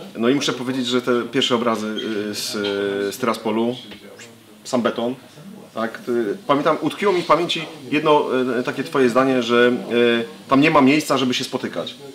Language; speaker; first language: Polish; native; Polish